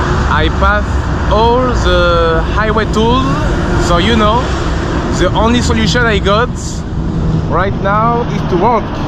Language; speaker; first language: English; non-native, fluent; French